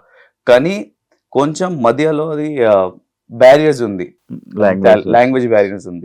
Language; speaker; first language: Telugu; non-native, learner; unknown